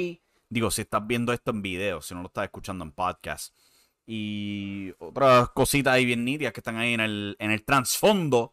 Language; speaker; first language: Spanish; native; Spanish